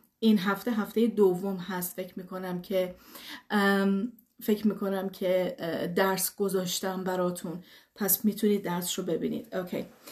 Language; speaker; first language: Persian; non-native, fluent; English